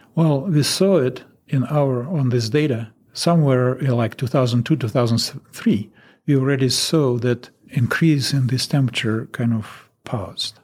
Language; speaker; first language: English; non-native, fluent; Russian